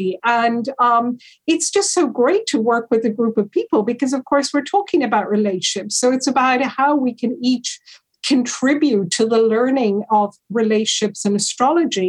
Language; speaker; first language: English; native; English